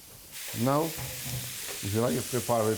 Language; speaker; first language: English; non-native, learner; Catalan